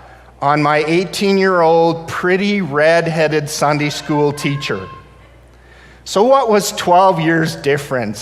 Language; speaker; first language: English; native; English